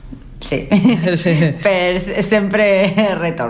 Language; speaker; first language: Catalan; non-native, learner; Spanish